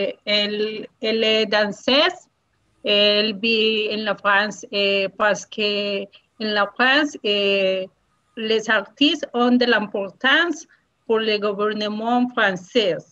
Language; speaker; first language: French; non-native, learner; Spanish